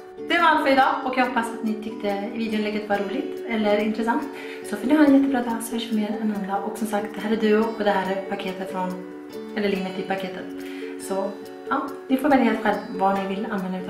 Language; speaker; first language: Swedish; native; Swedish